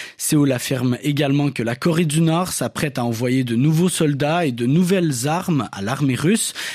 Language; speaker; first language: French; native; French